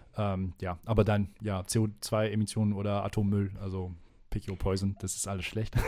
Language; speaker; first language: German; non-native, fluent; French